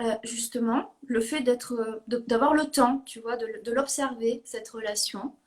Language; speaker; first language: French; native; French